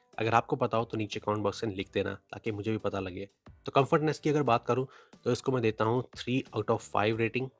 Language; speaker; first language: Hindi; native; Hindi